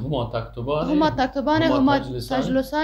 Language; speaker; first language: Arabic; non-native, fluent; Persian